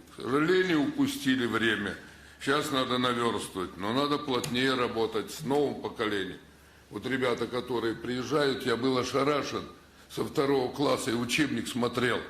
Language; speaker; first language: Russian; native; Russian